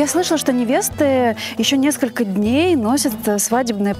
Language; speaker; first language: Russian; native; Russian